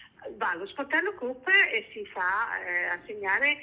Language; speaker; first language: Italian; native; Italian